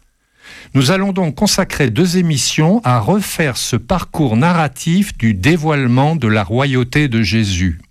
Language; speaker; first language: French; native; French